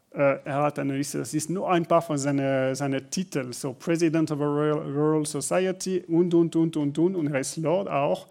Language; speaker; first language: German; non-native, learner; French